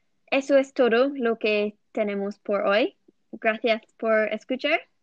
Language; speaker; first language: Spanish; non-native, learner; English